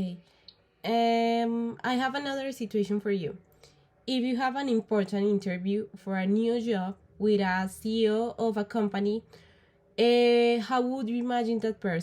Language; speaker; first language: English; non-native, learner; Spanish